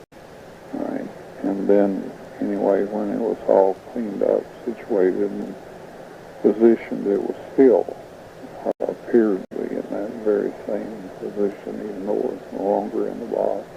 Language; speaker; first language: English; native; English